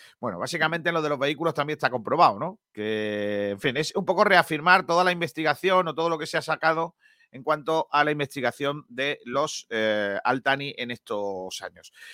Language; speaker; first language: Spanish; native; Spanish